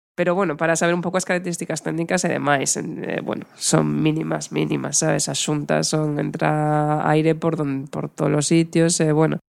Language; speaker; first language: Galician; non-native, local second language; Spanish